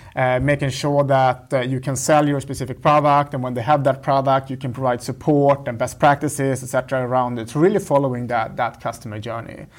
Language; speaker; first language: English; non-native, fluent; Swedish